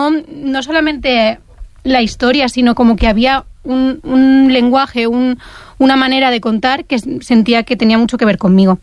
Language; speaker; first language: Spanish; native; Spanish